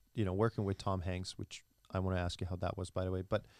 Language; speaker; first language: English; non-native, fluent; Czech